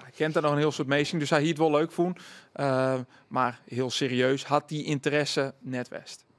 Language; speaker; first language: Dutch; native; Dutch